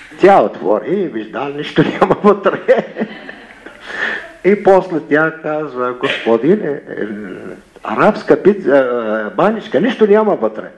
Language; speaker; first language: Bulgarian; non-native, learner; Arabic